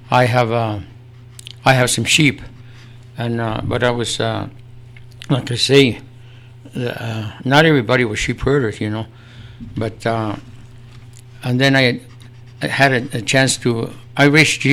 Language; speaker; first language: English; early bilingual, other home language; Spanish